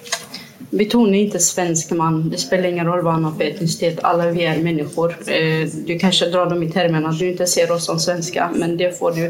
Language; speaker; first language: Swedish; non-native, fluent; Kurdish